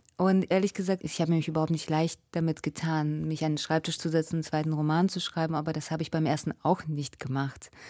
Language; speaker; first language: German; early bilingual, other home language; Russian